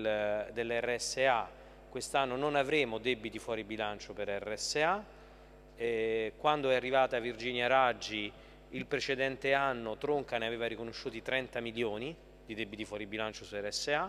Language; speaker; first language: Italian; native; Italian